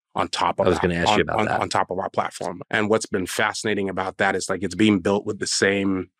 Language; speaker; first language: English; non-native, local second language; Akan